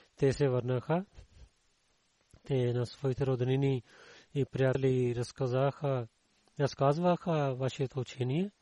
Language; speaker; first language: Bulgarian; non-native, learner; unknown